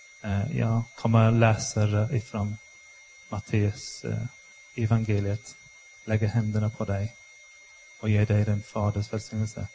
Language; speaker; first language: Swedish; non-native, fluent; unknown